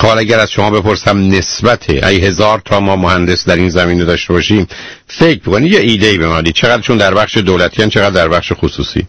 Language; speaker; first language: Persian; native; Persian